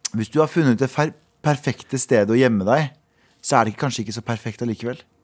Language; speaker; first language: Norwegian; early bilingual, other home language; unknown